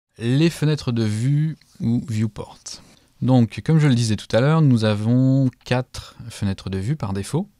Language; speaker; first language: French; native; French